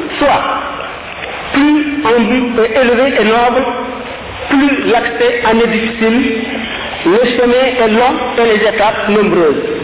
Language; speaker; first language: French; non-native, local second language; Wolof